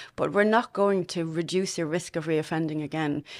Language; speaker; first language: English; native; English